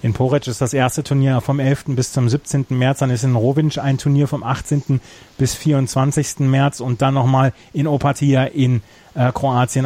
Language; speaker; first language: German; native; German